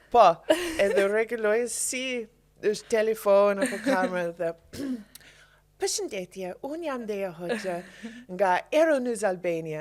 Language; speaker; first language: Albanian; non-native, learner; English